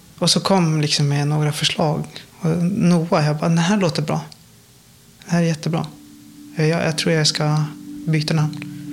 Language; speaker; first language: Swedish; non-native, fluent; Persian